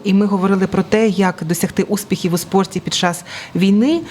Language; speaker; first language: Ukrainian; native; Ukrainian